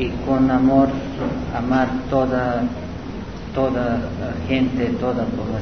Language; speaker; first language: Spanish; non-native, learner; Serbian